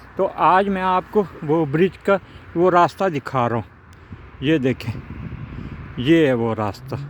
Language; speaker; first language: Urdu; non-native, local second language; Punjabi